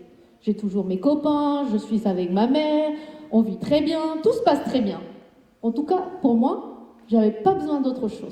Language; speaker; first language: French; non-native, fluent; Spanish